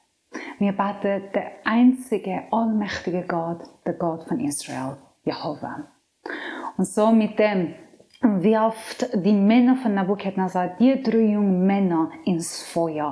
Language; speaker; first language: German; non-native, fluent; Persian